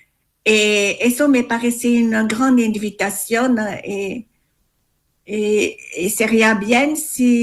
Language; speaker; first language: Spanish; non-native, learner; French